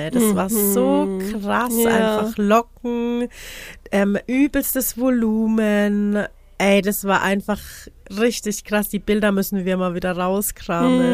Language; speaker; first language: German; native; German